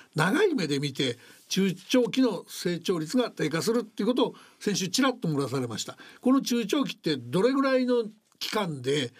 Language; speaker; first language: Japanese; native; Japanese